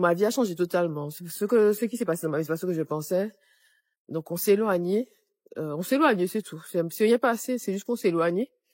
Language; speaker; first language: French; native; French